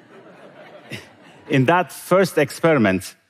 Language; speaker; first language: English; non-native, fluent; Tigrinya